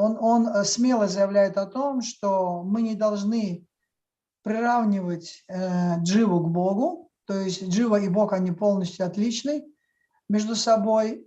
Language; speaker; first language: Russian; native; Russian